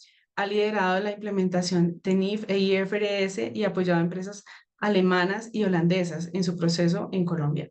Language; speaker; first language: Spanish; native; Spanish